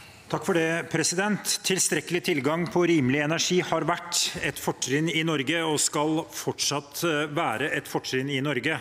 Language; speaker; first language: Norwegian; native; Norwegian